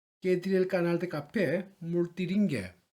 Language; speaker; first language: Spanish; non-native, learner; Korean